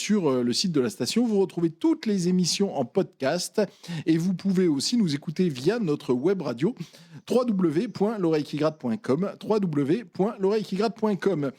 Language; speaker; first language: French; native; French